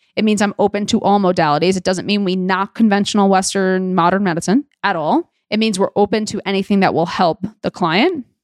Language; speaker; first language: English; native; English